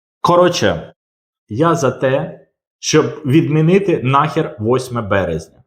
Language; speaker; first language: Ukrainian; non-native, local second language; Russian